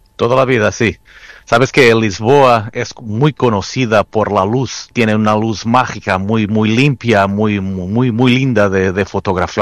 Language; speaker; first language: Spanish; non-native, fluent; Portuguese